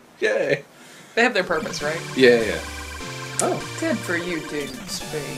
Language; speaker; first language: English; native; English